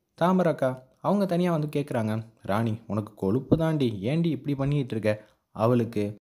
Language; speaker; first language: Tamil; native; Tamil